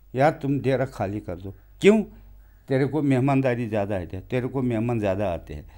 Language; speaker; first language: Hindi; non-native, local second language; Kashmiri